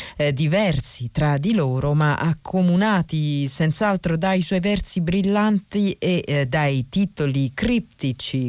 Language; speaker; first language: Italian; native; Italian